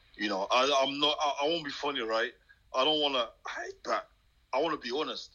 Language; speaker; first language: English; non-native, local second language; French